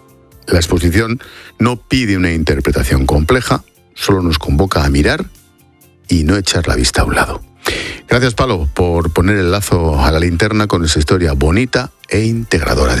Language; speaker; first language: Spanish; native; Spanish